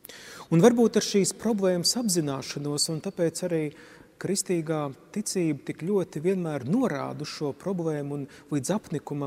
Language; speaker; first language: Latvian; native; Latvian